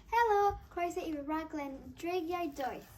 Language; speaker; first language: Welsh; non-native, local second language; English